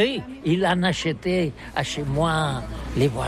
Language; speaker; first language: French; non-native, learner; Catalan